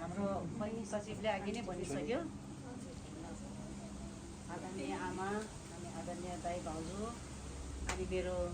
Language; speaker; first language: Nepali; non-native, local second language; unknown